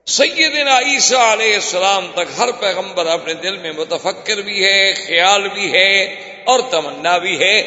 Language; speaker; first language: Urdu; native; Urdu